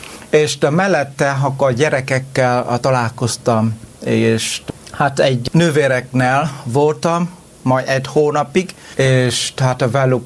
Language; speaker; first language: Hungarian; non-native, learner; Vietnamese